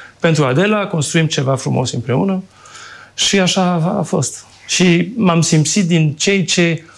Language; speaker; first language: Romanian; non-native, fluent; French